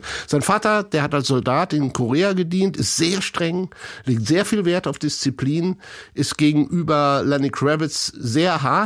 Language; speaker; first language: German; native; German